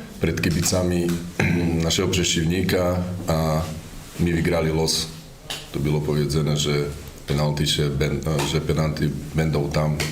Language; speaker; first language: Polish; non-native, learner; Slovak